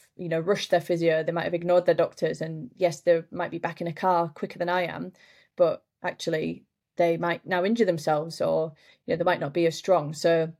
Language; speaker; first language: English; native; English